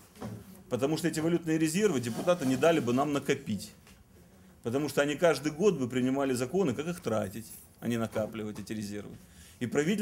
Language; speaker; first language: Russian; native; Russian